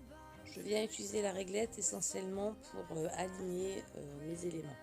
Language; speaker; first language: French; native; French